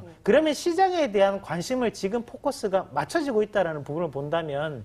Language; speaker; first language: Korean; native; Korean